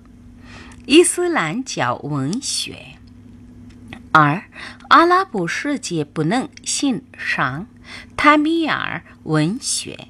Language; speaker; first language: Chinese; non-native, fluent; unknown